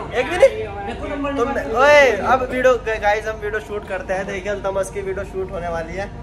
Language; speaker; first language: Hindi; native; Hindi